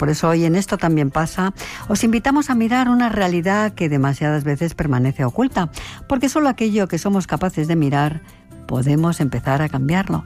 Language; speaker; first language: Spanish; native; Spanish